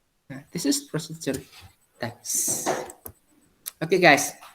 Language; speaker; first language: English; non-native, learner; Indonesian